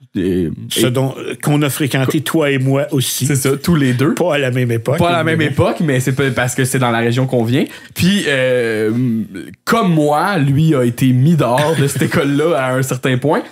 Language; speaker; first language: French; native; French